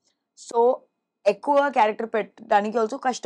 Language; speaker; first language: Telugu; non-native, learner; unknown